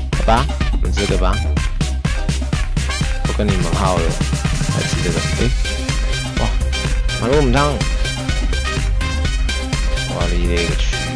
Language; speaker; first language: Chinese; native; Chinese